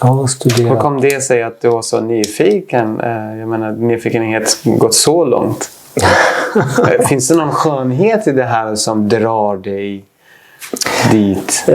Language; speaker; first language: Swedish; non-native, fluent; Persian